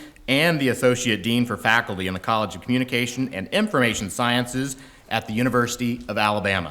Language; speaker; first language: English; native; English